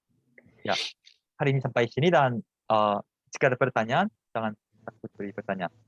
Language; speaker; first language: Indonesian; non-native, fluent; Korean